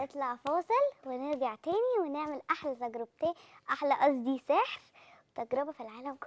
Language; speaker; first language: Arabic; native; Arabic